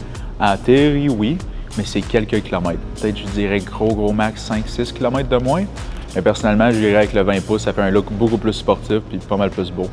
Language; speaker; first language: French; native; French